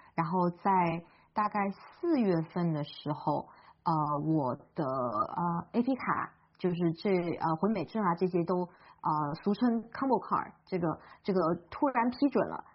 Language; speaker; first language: Chinese; native; Chinese